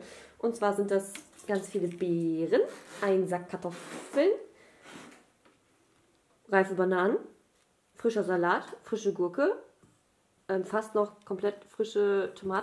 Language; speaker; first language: German; native; German